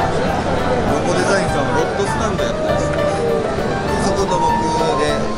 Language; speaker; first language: Japanese; native; Japanese